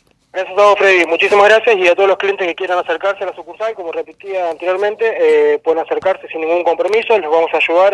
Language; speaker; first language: Spanish; native; Spanish